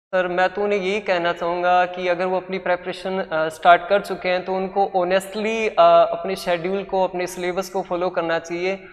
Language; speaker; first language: Hindi; native; Hindi